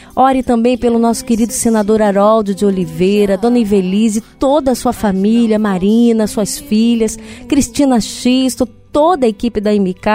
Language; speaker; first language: Portuguese; native; Portuguese